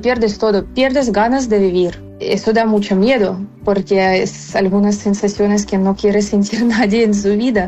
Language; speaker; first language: Spanish; non-native, fluent; Ukrainian